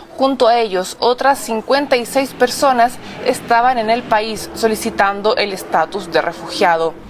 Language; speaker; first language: Spanish; native; Spanish